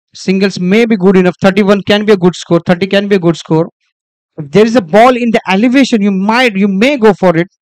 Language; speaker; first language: English; non-native, local second language; Marathi